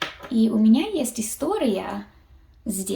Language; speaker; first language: Russian; early bilingual, heritage; Russian